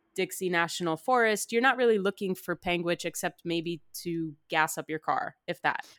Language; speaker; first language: English; native; English